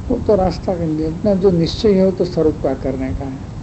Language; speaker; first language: Hindi; non-native, local second language; Gujarati